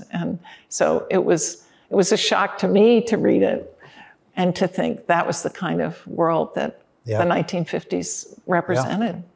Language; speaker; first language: English; native; English